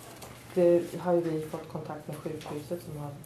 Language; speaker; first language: Swedish; native; Swedish